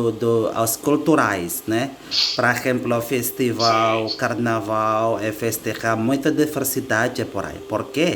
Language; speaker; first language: Portuguese; non-native, learner; Indonesian